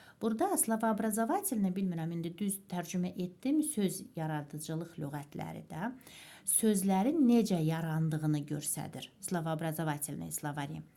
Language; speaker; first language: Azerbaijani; native; Azerbaijani